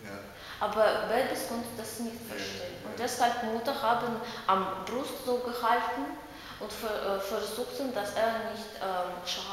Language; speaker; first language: German; non-native, learner; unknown